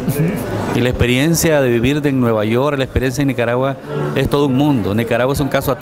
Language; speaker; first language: Spanish; native; Spanish